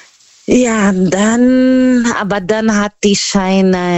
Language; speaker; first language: German; non-native, learner; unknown